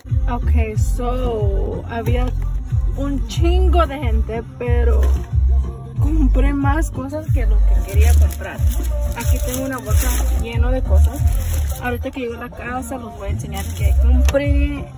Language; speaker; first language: Spanish; early bilingual, heritage; Spanish